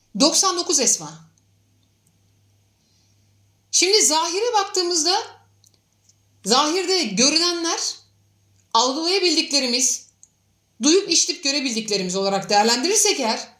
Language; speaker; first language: Turkish; native; Turkish